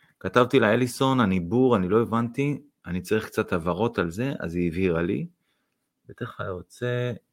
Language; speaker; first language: Hebrew; non-native, fluent; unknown